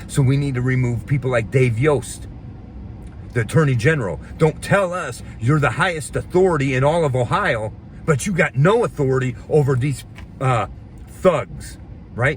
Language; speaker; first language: English; native; English